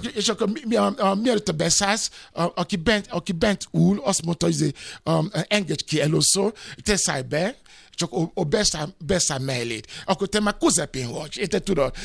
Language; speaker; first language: Hungarian; non-native, fluent; Yoruba